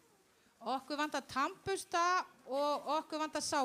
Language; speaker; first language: Icelandic; non-native, learner; Spanish